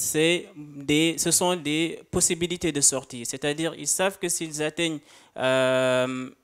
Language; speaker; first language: French; non-native, local second language; Wolof